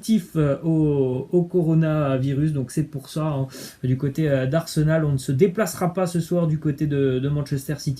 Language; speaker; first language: French; native; French